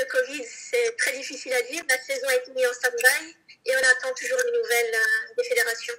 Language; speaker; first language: French; native; French